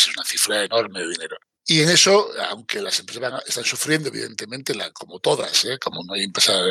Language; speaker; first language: Spanish; native; Spanish